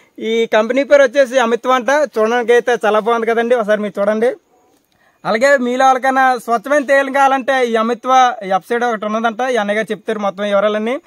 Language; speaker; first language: Telugu; non-native, local second language; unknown